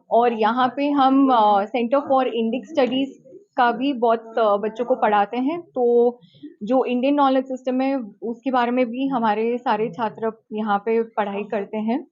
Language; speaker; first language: Hindi; native; Hindi